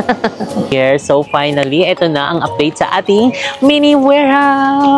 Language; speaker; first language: Filipino; native; Filipino